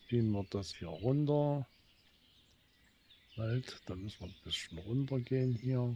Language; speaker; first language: German; native; German